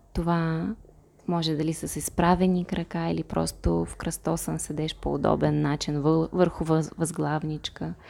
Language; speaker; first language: Bulgarian; non-native, fluent; Russian